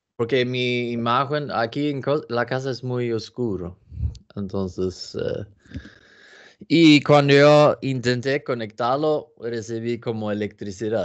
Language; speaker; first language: Spanish; non-native, learner; English